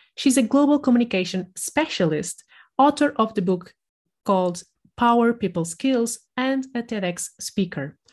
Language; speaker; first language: English; non-native, fluent; Spanish